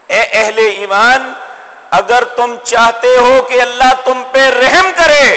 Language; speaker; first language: Urdu; non-native, local second language; Punjabi